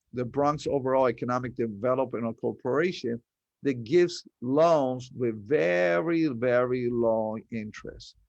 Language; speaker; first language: English; early bilingual, other home language; Spanish